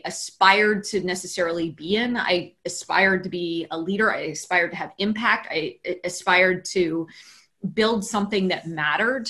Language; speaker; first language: English; native; English